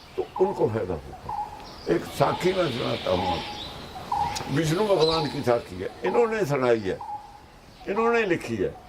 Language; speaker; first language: Hindi; non-native, local second language; Punjabi